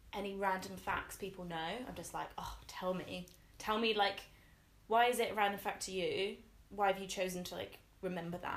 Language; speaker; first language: English; native; English